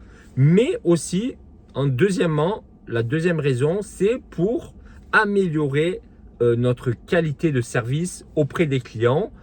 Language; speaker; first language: French; native; French